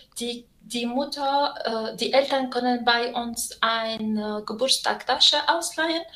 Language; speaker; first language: German; non-native, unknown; Arabic